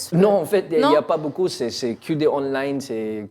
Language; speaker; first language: French; non-native, learner; English